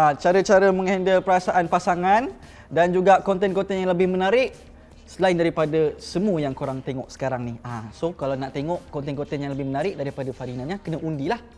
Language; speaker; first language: Malay; native; Malay